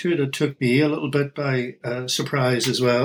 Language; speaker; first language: English; native; English